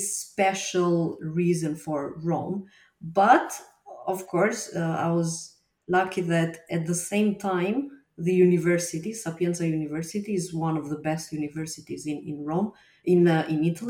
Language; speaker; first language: English; non-native, fluent; Albanian